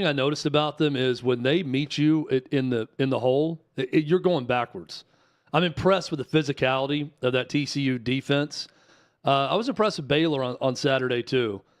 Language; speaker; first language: English; native; English